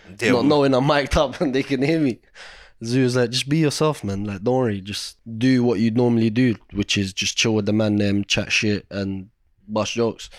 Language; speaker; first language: English; native; English